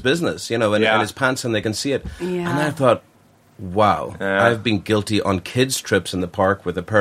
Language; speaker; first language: English; native; English